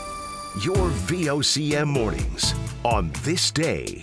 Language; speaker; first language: English; native; English